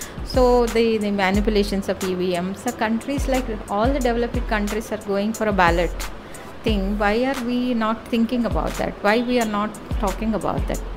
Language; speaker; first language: English; non-native, local second language; Telugu